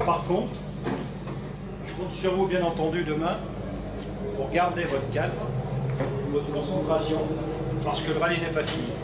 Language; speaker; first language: French; native; French